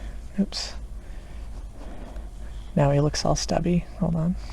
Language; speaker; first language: English; native; English